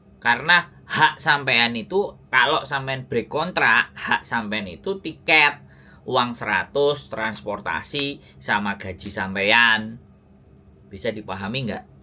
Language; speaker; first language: Indonesian; non-native, local second language; Javanese